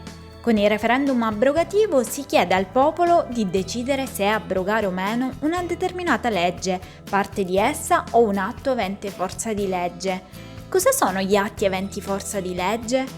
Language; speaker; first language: Italian; native; Italian